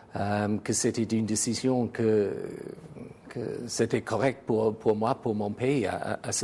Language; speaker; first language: French; non-native, fluent; English